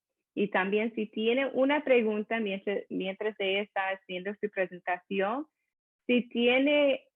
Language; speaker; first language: Spanish; non-native, fluent; English